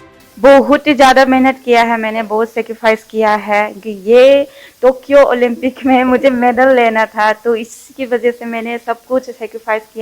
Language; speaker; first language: Hindi; non-native, local second language; Manipuri